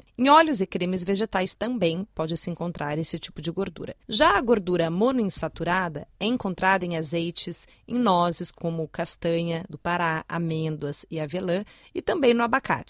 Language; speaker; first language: Portuguese; native; Portuguese